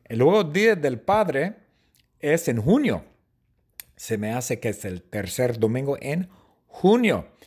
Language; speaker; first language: Spanish; non-native, fluent; English